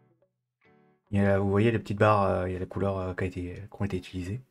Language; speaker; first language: French; native; French